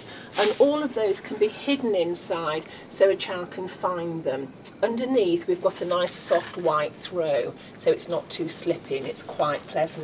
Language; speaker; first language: English; native; English